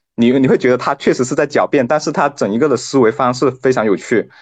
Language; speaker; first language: Chinese; non-native, local second language; Cantonese